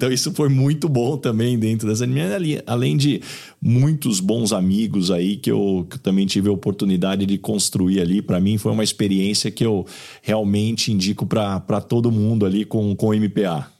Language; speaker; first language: Portuguese; native; Portuguese